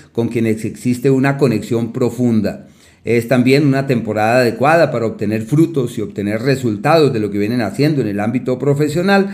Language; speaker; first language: Spanish; native; Spanish